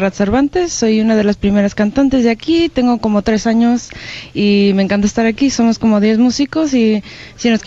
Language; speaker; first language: Spanish; early bilingual, heritage; Spanish